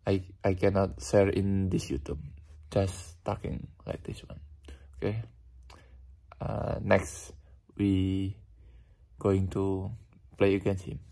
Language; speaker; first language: English; non-native, learner; Indonesian